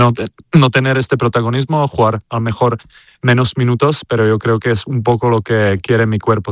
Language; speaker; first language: Spanish; non-native, fluent; Czech